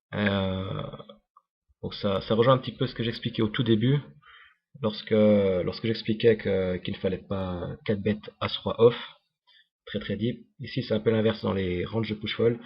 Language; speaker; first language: French; native; French